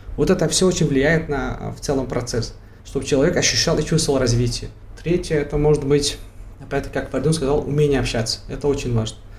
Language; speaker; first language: Russian; non-native, local second language; Tajik